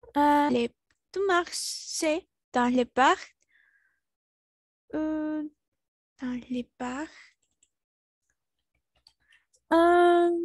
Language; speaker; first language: French; non-native, learner; Spanish